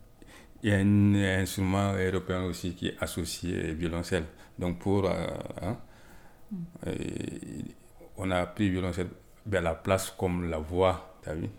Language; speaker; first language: French; non-native, local second language; Bambara